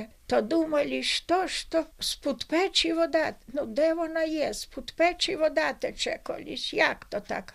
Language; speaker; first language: Ukrainian; native; Ukrainian